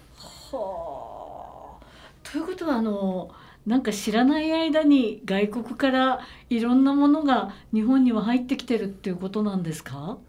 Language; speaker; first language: Japanese; native; Japanese